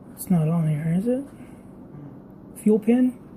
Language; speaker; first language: English; native; English